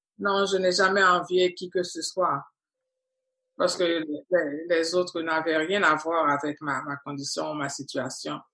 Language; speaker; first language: French; non-native, local second language; Haitian Creole